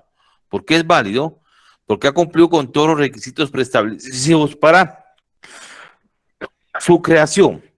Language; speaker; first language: Spanish; native; Spanish